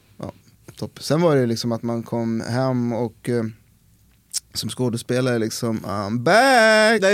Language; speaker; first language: Swedish; native; Swedish